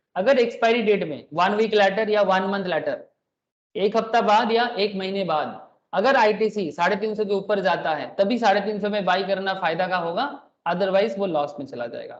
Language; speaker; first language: Hindi; non-native, local second language; Bangla